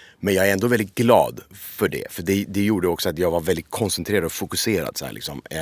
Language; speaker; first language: Swedish; early bilingual, other home language; Persian